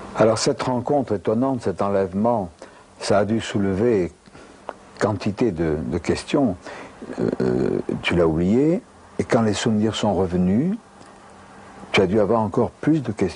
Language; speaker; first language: French; native; French